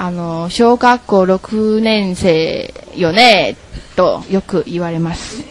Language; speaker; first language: Japanese; non-native, fluent; Chinese